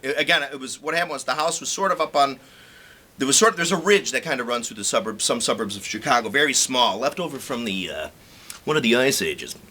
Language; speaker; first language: English; native; English